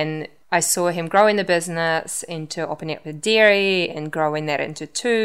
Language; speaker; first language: English; non-native, fluent; Russian